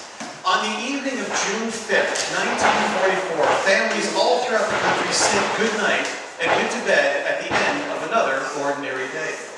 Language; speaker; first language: English; native; English